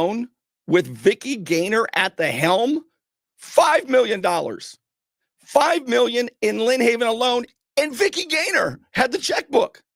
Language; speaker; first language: English; native; English